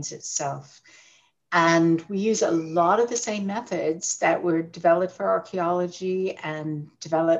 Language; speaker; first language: English; native; English